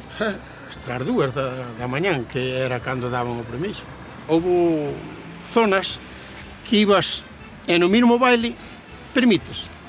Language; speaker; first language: Galician; native; Galician